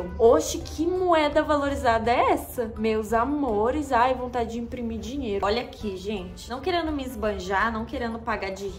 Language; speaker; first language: Portuguese; native; Portuguese